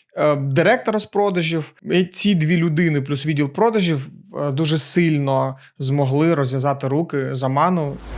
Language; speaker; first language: Ukrainian; non-native, local second language; Russian